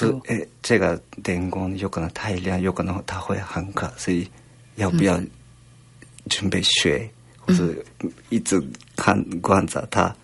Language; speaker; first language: Chinese; non-native, fluent; Japanese